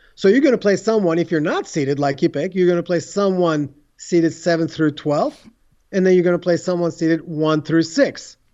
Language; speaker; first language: English; non-native, fluent; Turkish